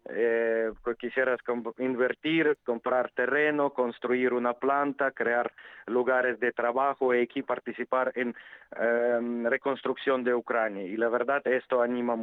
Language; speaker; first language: Spanish; non-native, fluent; Ukrainian